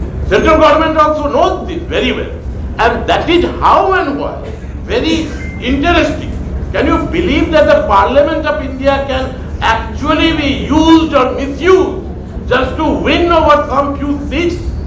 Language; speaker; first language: English; non-native, local second language; Bangla